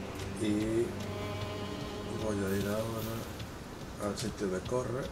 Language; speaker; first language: Spanish; native; Spanish